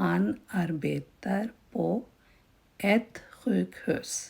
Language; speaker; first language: Swedish; non-native, fluent; Urdu